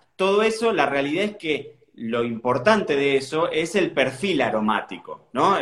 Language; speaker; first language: Spanish; native; Spanish